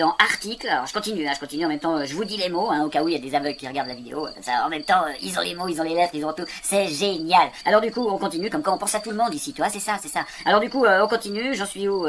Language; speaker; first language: French; native; French